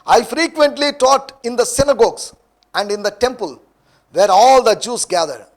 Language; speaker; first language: English; non-native, local second language; Telugu